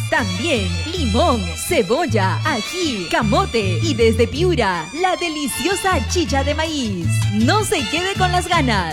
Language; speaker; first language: Spanish; native; Spanish